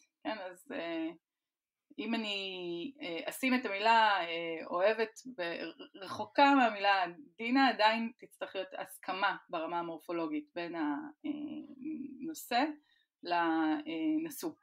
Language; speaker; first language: Hebrew; native; Hebrew